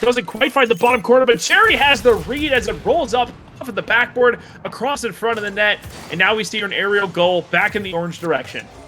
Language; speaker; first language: English; native; English